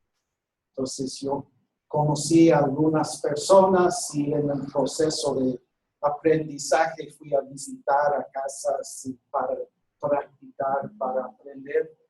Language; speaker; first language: Spanish; non-native, fluent; English